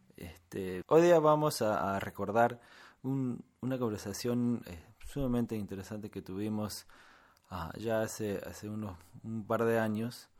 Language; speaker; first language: Spanish; non-native, fluent; English